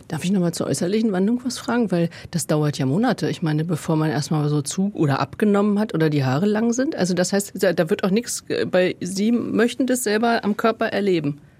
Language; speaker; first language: German; native; German